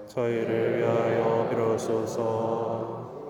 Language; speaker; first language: Korean; native; Korean